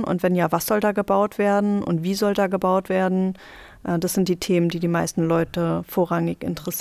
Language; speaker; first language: German; native; German